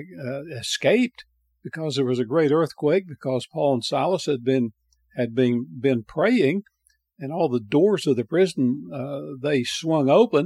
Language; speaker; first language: English; native; English